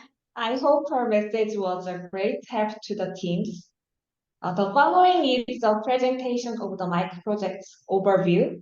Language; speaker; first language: English; non-native, learner; Korean